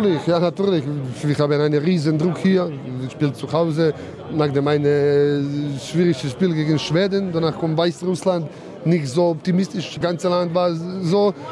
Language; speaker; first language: German; non-native, learner; Croatian